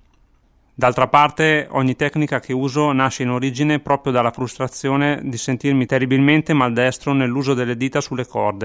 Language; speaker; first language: Italian; native; Italian